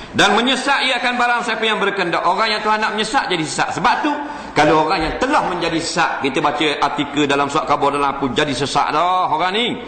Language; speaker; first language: Malay; native; Malay